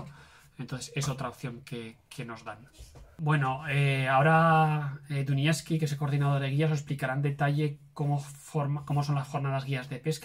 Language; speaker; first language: Spanish; native; Spanish